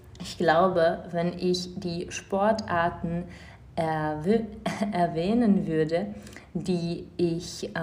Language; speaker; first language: German; non-native, fluent; Czech